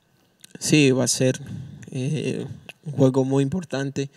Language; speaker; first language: Portuguese; non-native, learner; Spanish